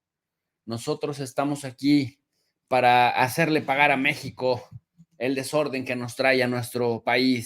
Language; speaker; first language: Spanish; native; Spanish